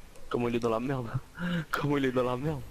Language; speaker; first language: French; native; French